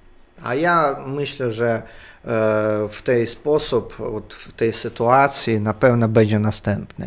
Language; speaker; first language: Polish; non-native, learner; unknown